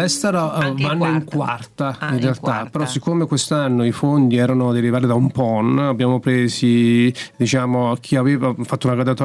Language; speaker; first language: Italian; native; Italian